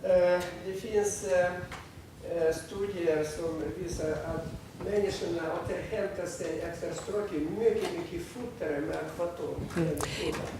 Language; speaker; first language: Swedish; non-native, fluent; Russian